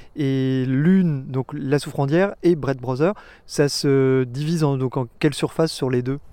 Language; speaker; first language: French; native; French